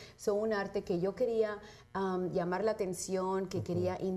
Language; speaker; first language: Spanish; early bilingual, heritage; Spanish